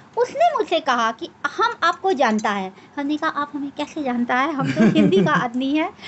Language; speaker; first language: Hindi; native; Hindi